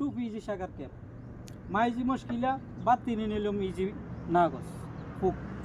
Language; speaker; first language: Arabic; non-native, learner; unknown